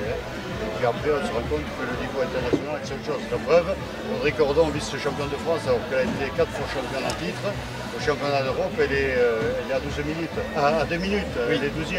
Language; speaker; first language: French; native; French